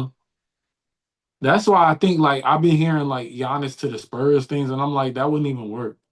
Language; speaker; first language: English; native; English